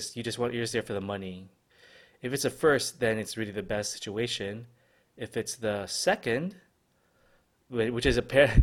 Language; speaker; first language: English; non-native, local second language; Filipino